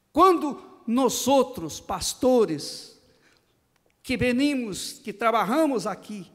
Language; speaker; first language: Portuguese; non-native, fluent; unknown